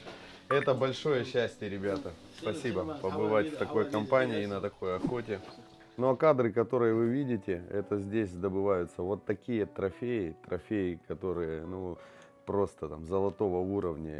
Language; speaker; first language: Russian; native; Russian